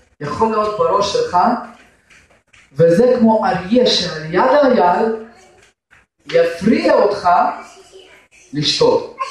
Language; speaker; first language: Hebrew; non-native, fluent; Russian